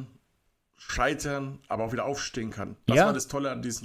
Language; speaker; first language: German; native; German